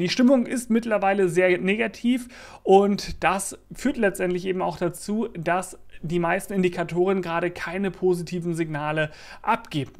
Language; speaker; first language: German; native; German